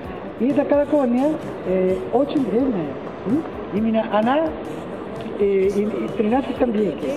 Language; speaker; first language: Russian; non-native, learner; Italian